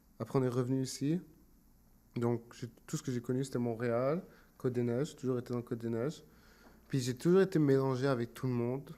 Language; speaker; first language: French; native; French